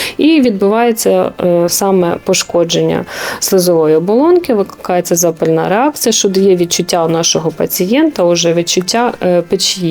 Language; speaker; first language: Ukrainian; native; Ukrainian